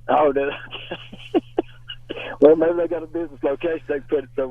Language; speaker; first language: English; native; English